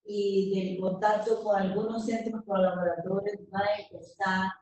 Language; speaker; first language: Spanish; non-native, fluent; Portuguese